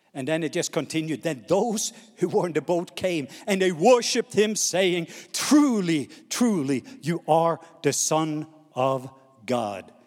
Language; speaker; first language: English; non-native, fluent; Norwegian